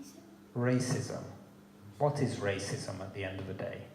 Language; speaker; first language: English; non-native, fluent; Italian